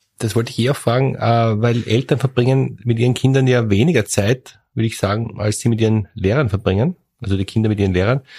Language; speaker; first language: German; native; German